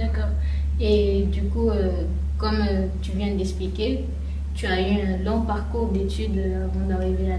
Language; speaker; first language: French; native; French